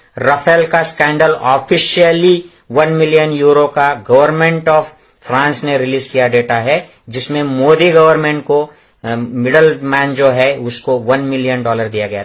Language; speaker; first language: Hindi; non-native, local second language; Marathi